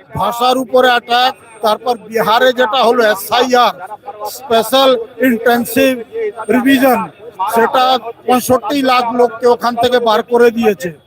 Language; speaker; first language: Bangla; non-native, local second language; Punjabi